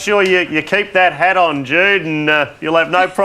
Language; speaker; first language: English; native; English